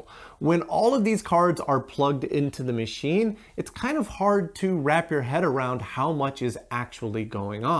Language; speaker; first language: English; native; English